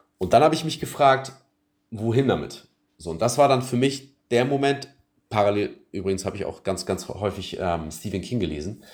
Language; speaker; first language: German; early bilingual, other home language; Turkish